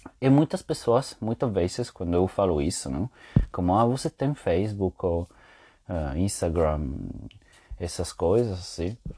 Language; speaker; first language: Portuguese; non-native, fluent; French